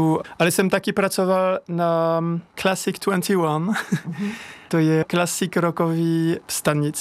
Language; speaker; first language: Czech; non-native, learner; French